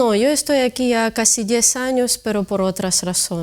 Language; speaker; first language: Spanish; non-native, fluent; Ukrainian